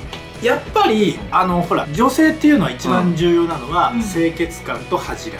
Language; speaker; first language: Japanese; native; Japanese